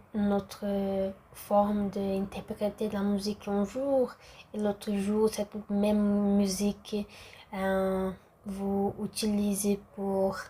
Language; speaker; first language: French; non-native, learner; Portuguese